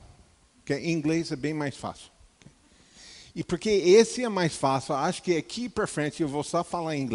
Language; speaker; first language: Portuguese; non-native, fluent; English